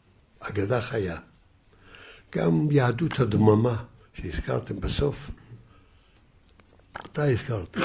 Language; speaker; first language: Hebrew; early bilingual, other home language; Yiddish